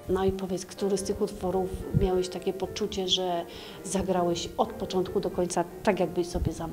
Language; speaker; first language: Polish; native; Polish